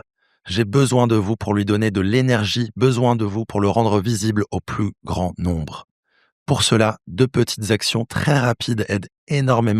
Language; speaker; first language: French; native; French